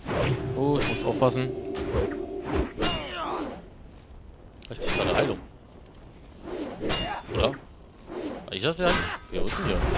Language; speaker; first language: German; native; German